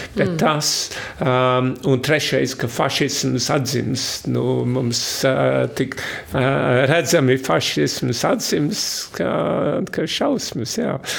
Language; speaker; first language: Latvian; early bilingual, heritage; Latvian